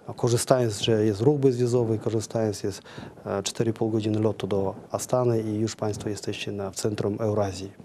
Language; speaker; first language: Polish; non-native, fluent; Kazakh